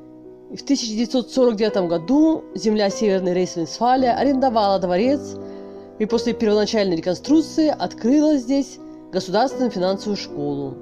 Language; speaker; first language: Russian; native; Russian